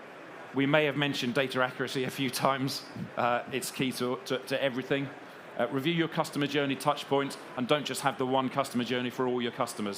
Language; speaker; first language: English; native; English